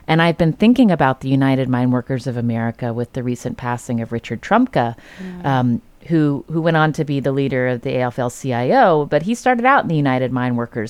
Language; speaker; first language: English; native; English